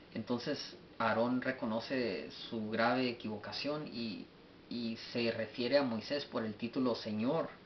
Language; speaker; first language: Spanish; early bilingual, heritage; Spanish